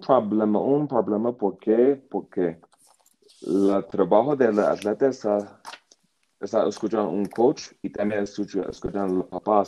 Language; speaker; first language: Spanish; non-native, learner; English